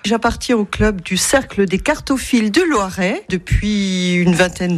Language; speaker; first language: French; native; French